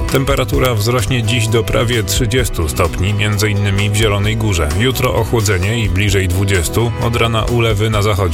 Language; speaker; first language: Polish; native; Polish